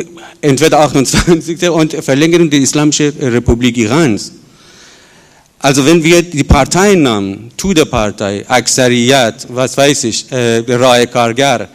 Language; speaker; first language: German; non-native, fluent; Persian